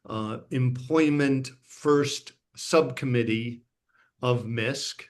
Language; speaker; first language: English; native; English